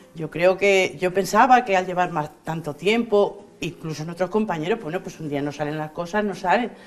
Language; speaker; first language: Spanish; native; Spanish